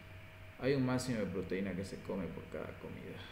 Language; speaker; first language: Spanish; native; Spanish